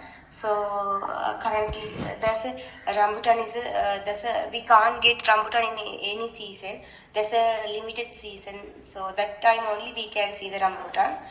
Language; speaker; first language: English; non-native, learner; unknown